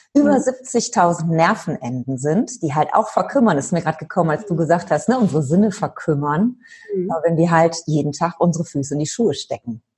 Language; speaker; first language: German; native; German